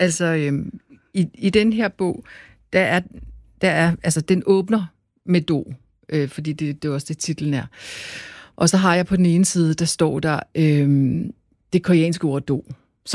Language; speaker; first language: Danish; non-native, local second language; Korean